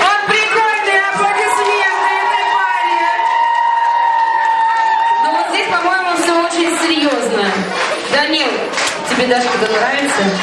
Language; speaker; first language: Russian; native; Russian